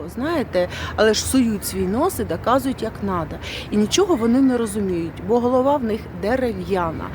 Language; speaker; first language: Ukrainian; non-native, local second language; Russian